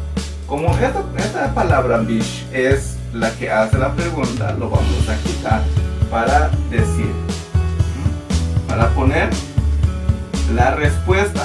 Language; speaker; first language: Spanish; non-native, local second language; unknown